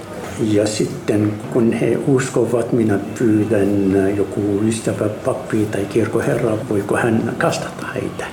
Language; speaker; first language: Finnish; non-native, learner; Arabic